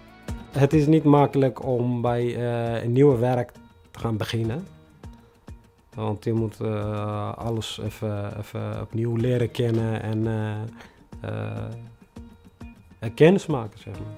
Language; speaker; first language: Dutch; non-native, fluent; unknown